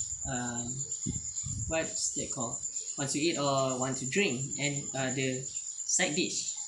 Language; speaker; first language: English; non-native, learner; Malay